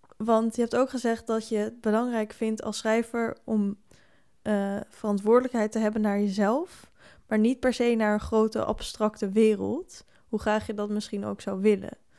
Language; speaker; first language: Dutch; native; Dutch